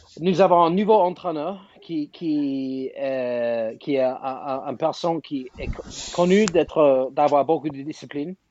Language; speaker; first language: French; non-native, fluent; English